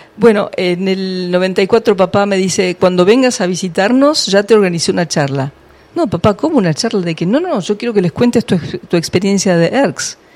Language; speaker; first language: Spanish; early bilingual, other home language; English